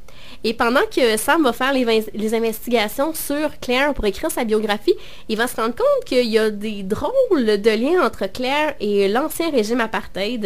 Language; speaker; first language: French; native; French